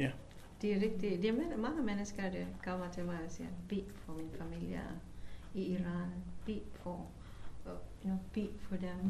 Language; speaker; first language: Swedish; non-native, learner; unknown